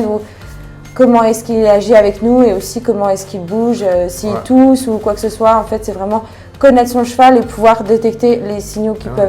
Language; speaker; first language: French; native; French